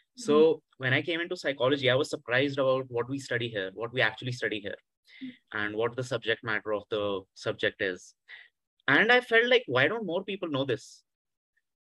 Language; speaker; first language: English; non-native, local second language; Hindi